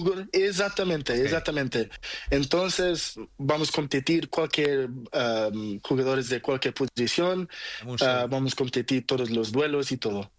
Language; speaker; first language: Spanish; non-native, learner; Portuguese